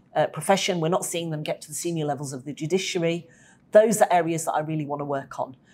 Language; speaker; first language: English; native; English